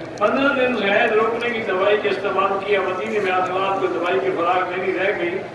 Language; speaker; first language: Urdu; native; Urdu